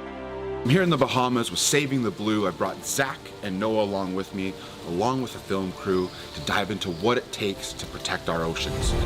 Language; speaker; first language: English; native; English